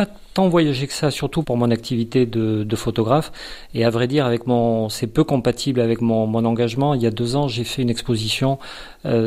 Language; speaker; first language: French; native; French